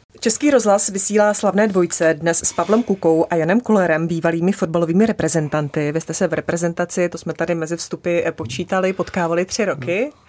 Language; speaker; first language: Czech; native; Czech